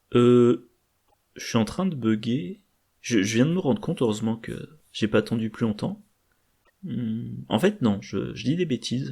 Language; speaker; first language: French; native; French